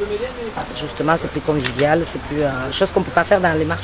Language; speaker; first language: French; non-native, fluent; Spanish